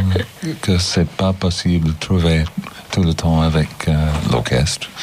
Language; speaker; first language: French; non-native, learner; English